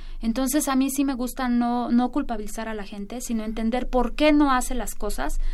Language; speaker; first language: Spanish; native; Spanish